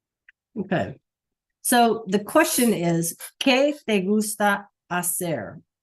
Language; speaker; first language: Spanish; non-native, fluent; English